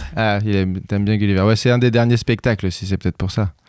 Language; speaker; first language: French; native; French